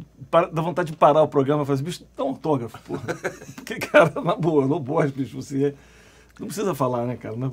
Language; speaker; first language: Portuguese; native; Portuguese